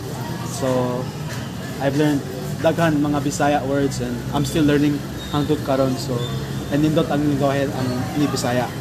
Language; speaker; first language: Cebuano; non-native, learner; English